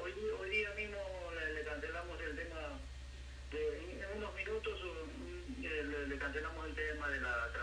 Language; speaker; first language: Spanish; native; Spanish